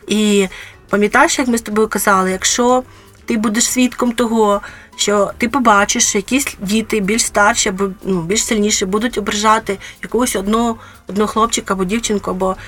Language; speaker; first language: Ukrainian; native; Ukrainian